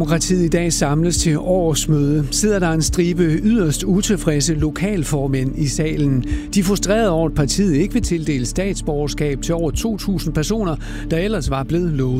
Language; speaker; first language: Danish; native; Danish